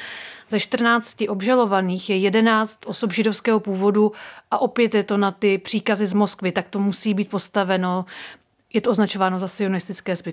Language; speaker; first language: Czech; native; Czech